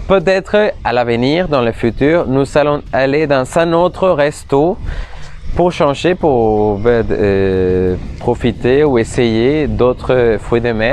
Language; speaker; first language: French; non-native, fluent; Spanish